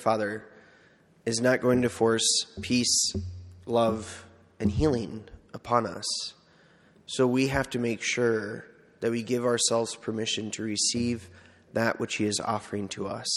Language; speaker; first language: English; native; English